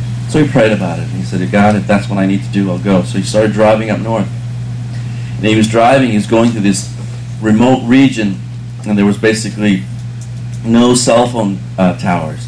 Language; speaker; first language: English; early bilingual, other home language; Vietnamese